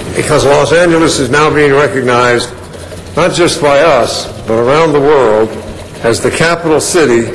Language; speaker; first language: English; native; English